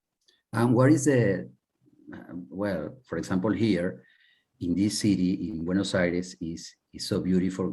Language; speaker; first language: English; non-native, learner; Spanish